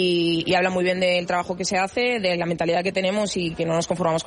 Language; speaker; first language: Spanish; native; Spanish